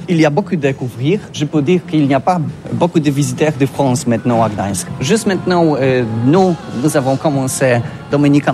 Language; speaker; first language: French; non-native, learner; Polish